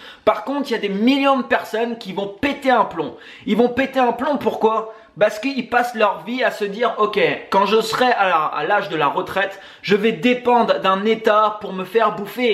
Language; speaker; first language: French; native; French